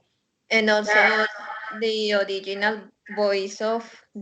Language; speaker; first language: English; non-native, learner; Spanish